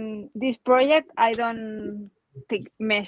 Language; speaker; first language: English; non-native, learner; Spanish